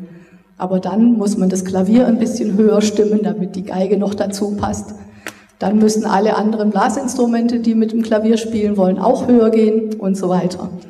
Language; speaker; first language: German; native; German